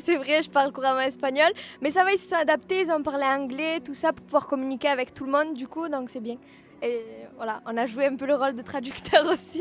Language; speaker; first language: French; native; French